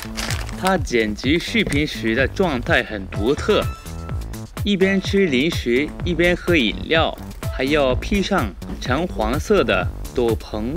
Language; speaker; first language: Chinese; native; Chinese